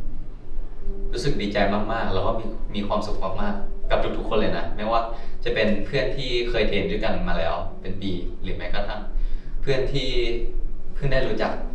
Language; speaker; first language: Thai; native; Thai